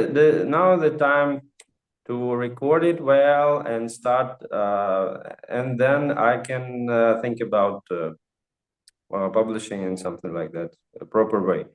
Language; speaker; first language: English; non-native, fluent; Russian